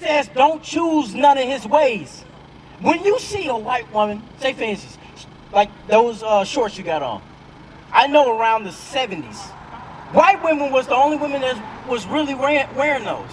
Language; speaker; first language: English; native; English